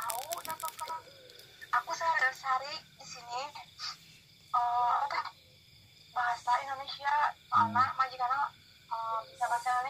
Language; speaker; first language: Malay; non-native, local second language; Sundanese